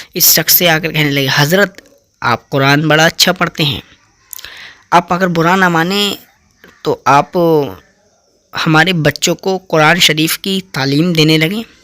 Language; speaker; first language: Urdu; native; Urdu